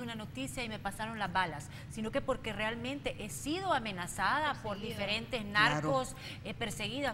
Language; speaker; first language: Spanish; native; Spanish